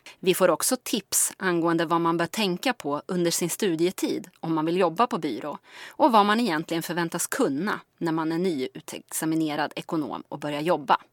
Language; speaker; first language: Swedish; native; Swedish